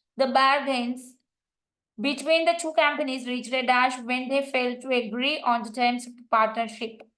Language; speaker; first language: English; non-native, local second language; Malayalam